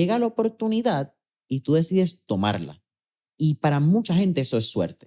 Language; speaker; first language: Spanish; native; Spanish